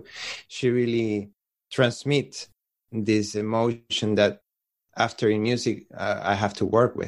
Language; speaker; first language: English; non-native, learner; Spanish